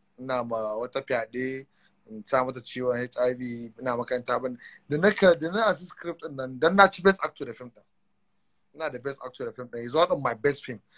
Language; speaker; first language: Hausa; native; Hausa